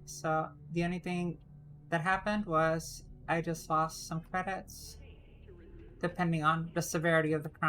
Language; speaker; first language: English; native; English